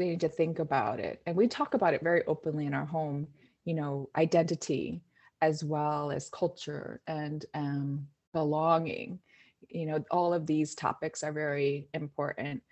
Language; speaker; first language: English; native; English